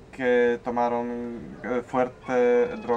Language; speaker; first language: Spanish; non-native, learner; Polish